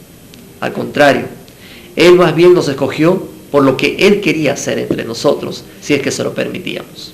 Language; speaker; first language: Spanish; native; Spanish